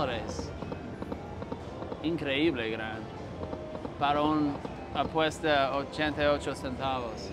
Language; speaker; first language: Spanish; non-native, learner; English